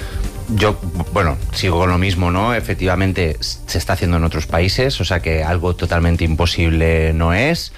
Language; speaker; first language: Spanish; native; Spanish